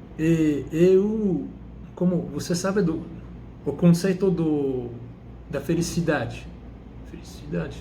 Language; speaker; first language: Portuguese; non-native, fluent; French